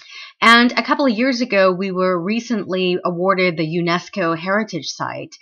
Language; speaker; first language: English; native; English